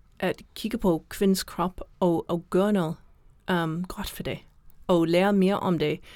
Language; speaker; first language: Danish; non-native, fluent; English